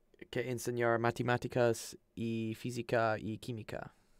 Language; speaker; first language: Spanish; non-native, learner; English